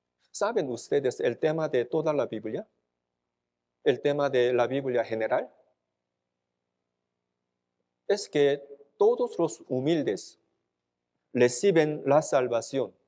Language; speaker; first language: Spanish; non-native, fluent; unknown